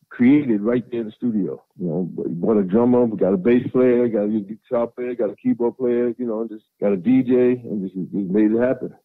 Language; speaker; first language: English; native; English